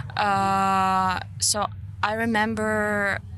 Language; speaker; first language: English; non-native, fluent; Ukrainian